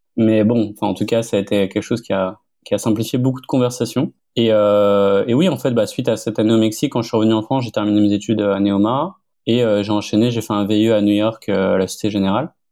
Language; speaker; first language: French; early bilingual, other home language; Arabic